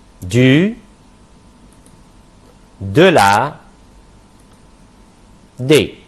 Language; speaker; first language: French; non-native, fluent; Arabic